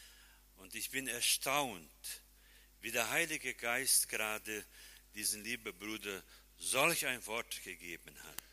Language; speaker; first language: German; non-native, fluent; Portuguese